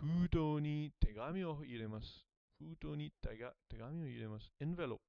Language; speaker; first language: Japanese; non-native, learner; English